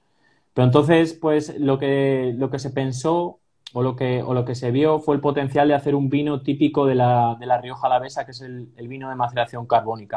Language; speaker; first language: Spanish; native; Spanish